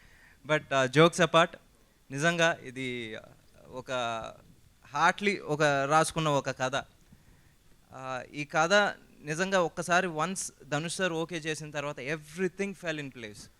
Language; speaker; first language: Telugu; native; Telugu